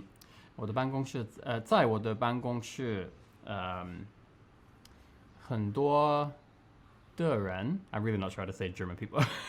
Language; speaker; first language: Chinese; non-native, learner; English